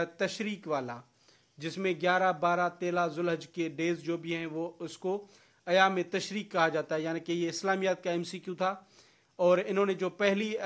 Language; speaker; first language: Urdu; non-native, local second language; Sindhi